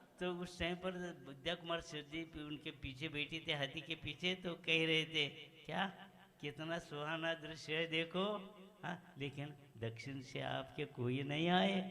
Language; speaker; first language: Hindi; non-native, local second language; Kannada